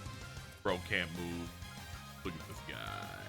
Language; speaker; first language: English; native; English